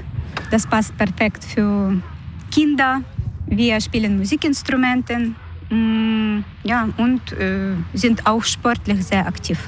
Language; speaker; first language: German; non-native, fluent; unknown